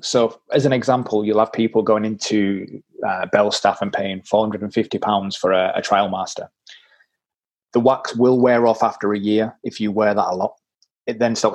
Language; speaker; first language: English; native; English